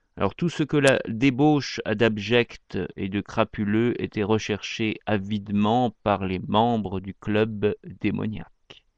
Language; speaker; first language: French; native; French